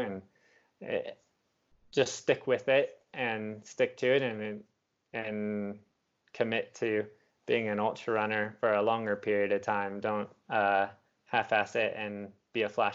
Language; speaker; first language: English; native; English